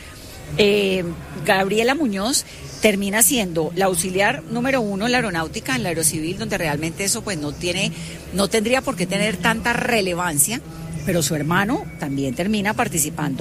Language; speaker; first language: Spanish; native; Spanish